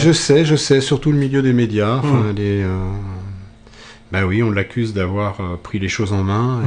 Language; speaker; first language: French; native; French